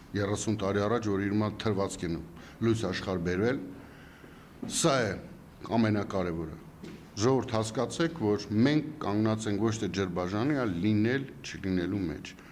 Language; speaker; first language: Armenian; native; Armenian